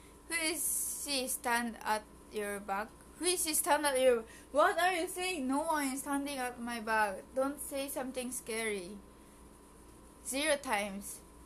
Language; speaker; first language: English; early bilingual, other home language; Japanese